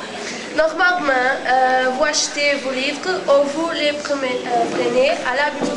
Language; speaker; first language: French; non-native, learner; Portuguese